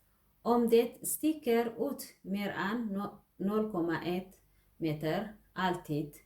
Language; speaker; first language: Swedish; non-native, learner; Tigrinya